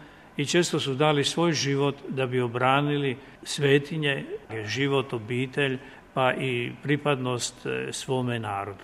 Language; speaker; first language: Croatian; native; Croatian